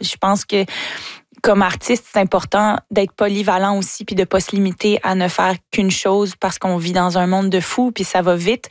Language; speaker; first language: French; native; French